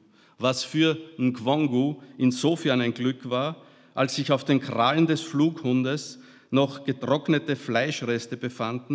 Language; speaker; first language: German; native; German